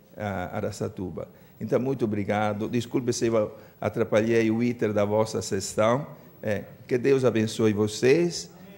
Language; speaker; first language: Portuguese; non-native, fluent; Italian